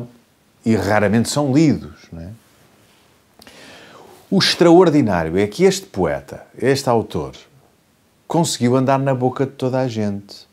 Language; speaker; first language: Portuguese; native; Portuguese